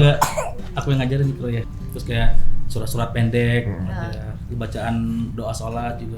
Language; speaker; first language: Indonesian; native; Indonesian